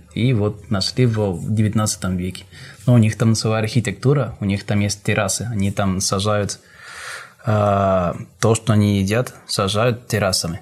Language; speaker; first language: Russian; non-native, fluent; Spanish